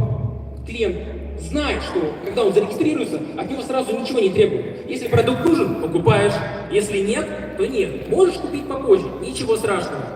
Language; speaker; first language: Russian; native; Russian